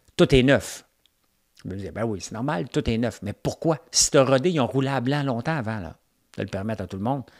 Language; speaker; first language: French; native; French